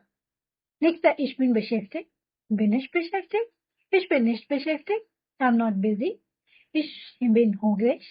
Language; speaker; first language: German; non-native, fluent; Hindi